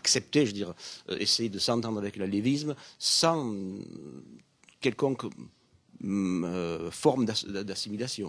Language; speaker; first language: French; native; French